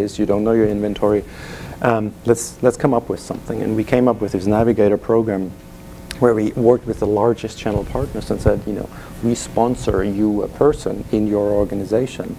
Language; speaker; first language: English; non-native, fluent; German